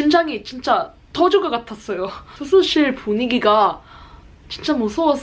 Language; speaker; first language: Korean; early bilingual, heritage; Korean